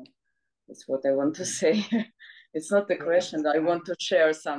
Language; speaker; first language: English; non-native, learner; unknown